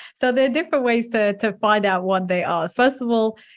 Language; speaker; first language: English; non-native, fluent; French